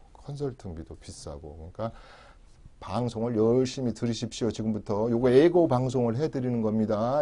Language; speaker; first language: Korean; native; Korean